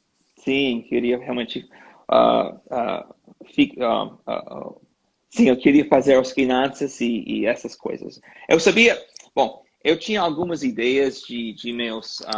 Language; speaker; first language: Portuguese; non-native, learner; English